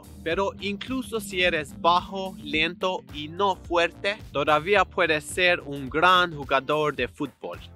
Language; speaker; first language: Spanish; non-native, learner; English